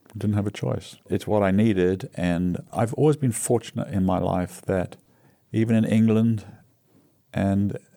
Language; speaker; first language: English; native; English